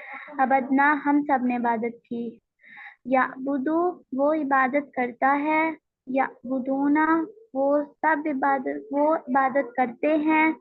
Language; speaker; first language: Hindi; non-native, learner; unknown